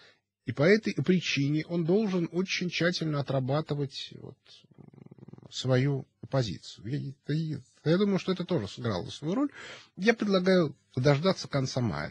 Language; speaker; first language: Russian; native; Russian